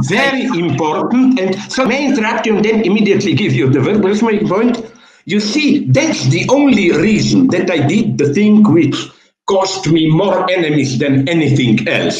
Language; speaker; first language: English; non-native, fluent; Slovenian